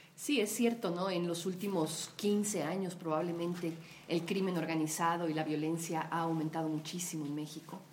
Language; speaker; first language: Spanish; native; Spanish